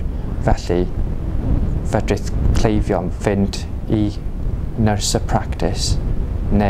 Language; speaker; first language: Welsh; non-native, local second language; English